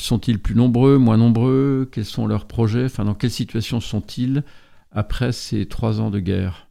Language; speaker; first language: French; native; French